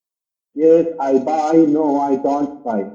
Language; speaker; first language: English; non-native, learner; Bangla